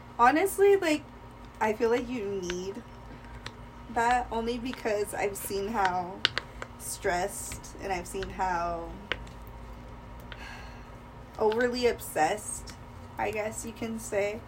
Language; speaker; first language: English; early bilingual, other home language; Spanish